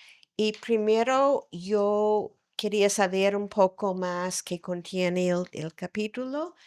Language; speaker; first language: Spanish; non-native, fluent; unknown